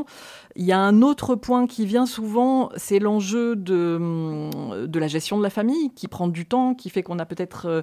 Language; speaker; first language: French; native; French